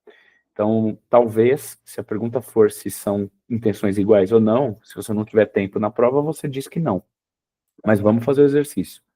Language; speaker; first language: Portuguese; native; Portuguese